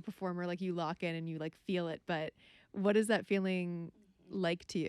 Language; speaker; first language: English; native; English